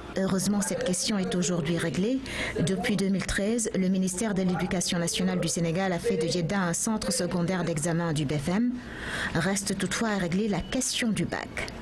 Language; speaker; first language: French; non-native, local second language; Wolof